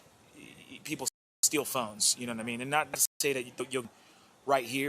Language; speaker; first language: English; native; English